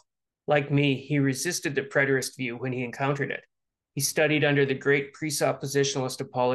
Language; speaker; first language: English; native; English